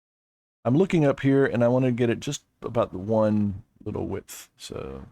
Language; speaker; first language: English; native; English